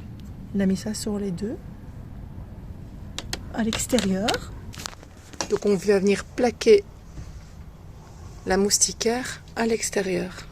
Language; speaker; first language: French; native; French